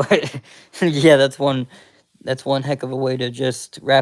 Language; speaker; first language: English; native; English